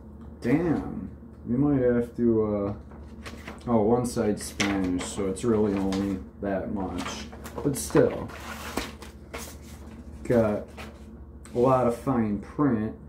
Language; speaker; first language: English; native; English